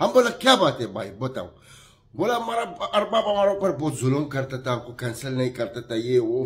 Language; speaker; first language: Hindi; non-native, learner; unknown